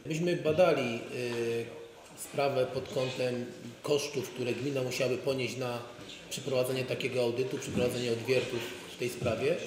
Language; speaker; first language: Polish; native; Polish